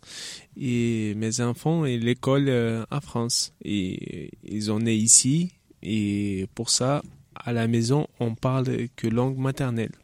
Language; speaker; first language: French; non-native, learner; Chechen